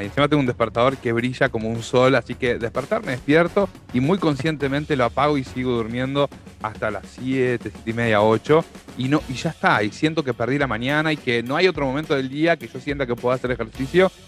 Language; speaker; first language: Spanish; native; Spanish